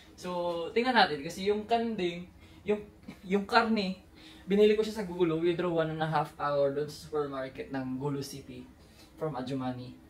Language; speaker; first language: Filipino; non-native, local second language; Cebuano